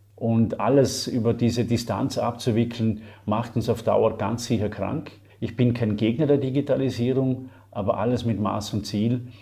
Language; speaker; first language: German; native; German